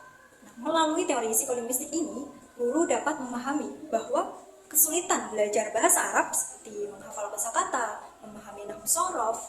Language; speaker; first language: Indonesian; native; Indonesian